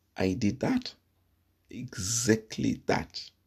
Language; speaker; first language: English; non-native, local second language; Shona